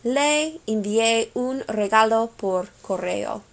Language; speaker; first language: Spanish; non-native, fluent; English